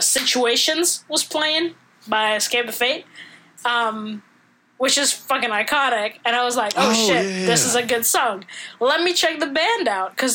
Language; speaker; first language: English; non-native, fluent; Italian